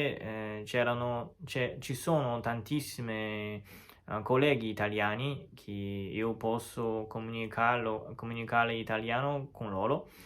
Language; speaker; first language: Italian; non-native, learner; Chinese